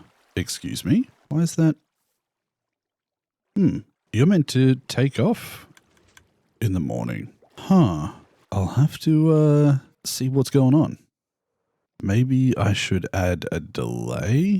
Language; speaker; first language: English; native; English